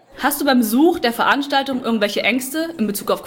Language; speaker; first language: German; native; German